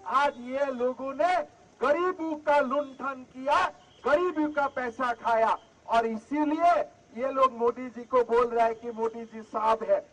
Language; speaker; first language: Hindi; non-native, local second language; Assamese